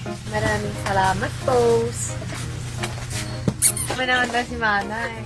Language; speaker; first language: Filipino; native; Filipino